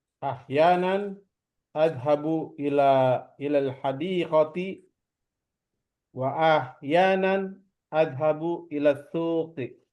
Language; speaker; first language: Arabic; non-native, learner; Indonesian